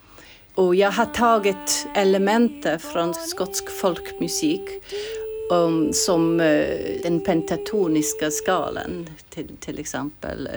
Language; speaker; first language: Swedish; non-native, fluent; English